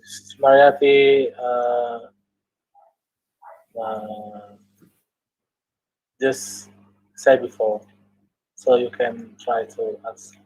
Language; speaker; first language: English; non-native, learner; Indonesian